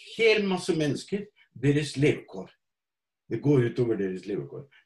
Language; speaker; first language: Norwegian; non-native, fluent; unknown